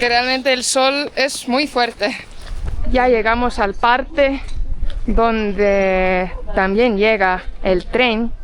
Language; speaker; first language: Spanish; non-native, fluent; Portuguese